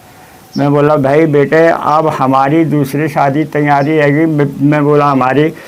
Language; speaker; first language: Hindi; non-native, local second language; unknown